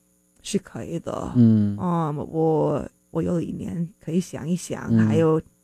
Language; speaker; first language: Chinese; non-native, fluent; English